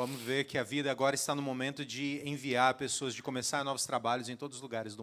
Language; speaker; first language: Portuguese; native; Portuguese